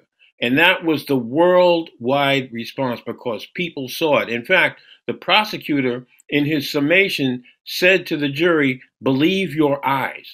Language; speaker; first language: English; native; English